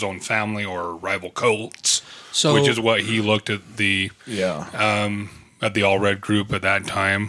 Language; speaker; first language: English; native; English